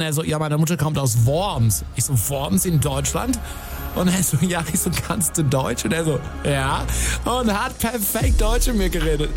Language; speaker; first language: German; native; German